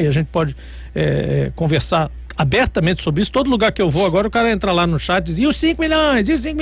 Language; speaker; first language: Portuguese; native; Portuguese